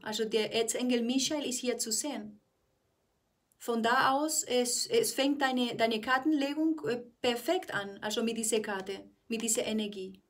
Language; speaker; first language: German; non-native, fluent; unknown